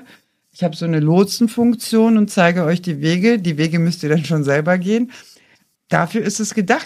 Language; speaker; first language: German; native; German